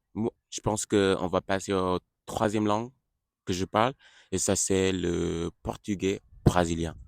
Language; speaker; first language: French; non-native, learner; English